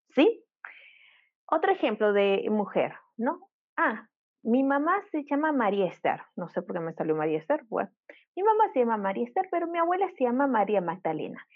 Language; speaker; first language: Spanish; native; Spanish